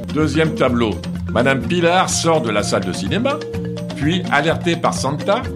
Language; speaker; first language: French; non-native, fluent; Portuguese